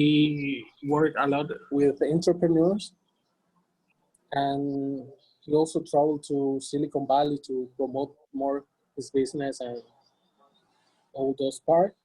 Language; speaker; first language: English; non-native, learner; Spanish